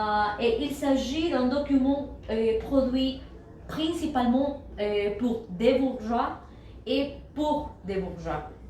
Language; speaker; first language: French; non-native, learner; Spanish